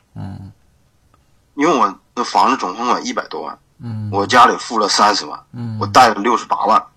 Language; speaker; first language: Chinese; native; Chinese